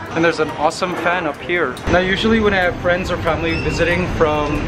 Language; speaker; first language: English; native; English